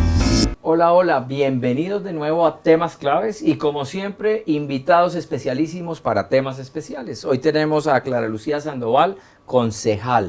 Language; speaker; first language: Spanish; native; Spanish